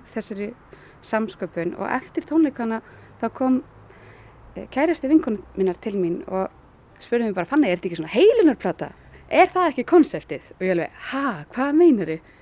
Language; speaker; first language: Icelandic; native; Icelandic